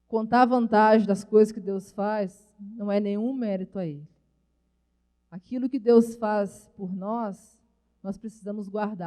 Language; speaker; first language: Portuguese; native; Portuguese